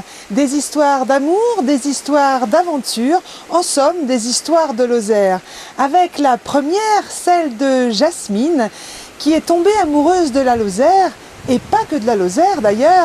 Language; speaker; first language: French; native; French